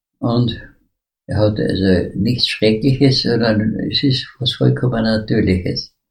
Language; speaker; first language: German; native; German